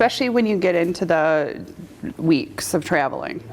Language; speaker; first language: English; native; English